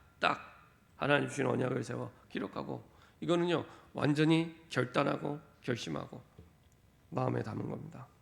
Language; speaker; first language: Korean; native; Korean